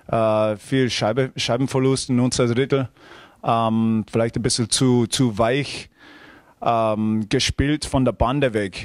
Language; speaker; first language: German; non-native, fluent; English